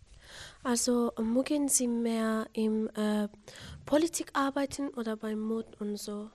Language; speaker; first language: German; non-native, learner; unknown